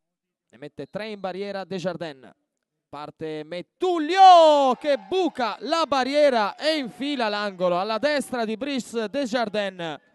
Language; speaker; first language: Italian; native; Italian